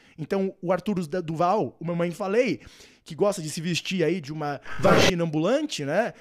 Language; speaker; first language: Portuguese; native; Portuguese